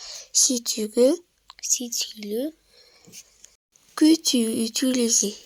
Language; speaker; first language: French; non-native, local second language; Arabic